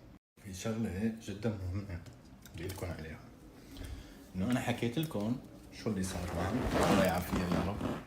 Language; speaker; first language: Arabic; native; Arabic